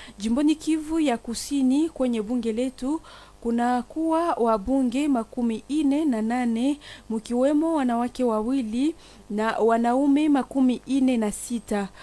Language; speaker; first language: Swahili; native; Swahili